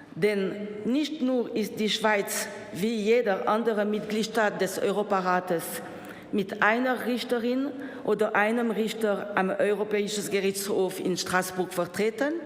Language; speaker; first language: German; non-native, local second language; French